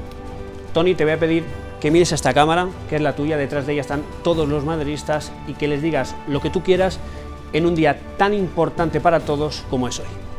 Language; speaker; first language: Spanish; native; Spanish